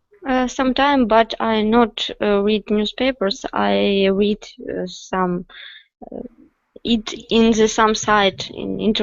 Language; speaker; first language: English; non-native, learner; Russian